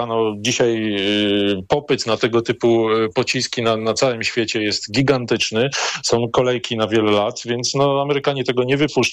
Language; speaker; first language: Polish; native; Polish